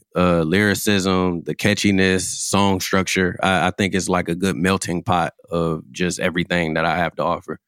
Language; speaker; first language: English; native; English